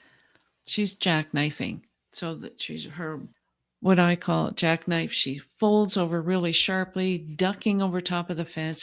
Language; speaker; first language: English; native; English